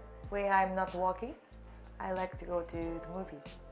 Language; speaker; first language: English; non-native, learner; Japanese